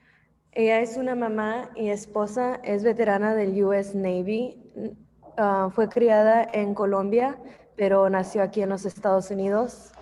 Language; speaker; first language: Spanish; early bilingual, heritage; English